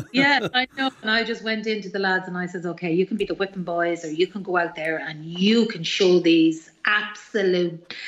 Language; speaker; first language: English; native; English